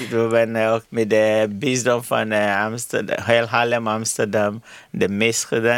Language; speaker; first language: Dutch; non-native, learner; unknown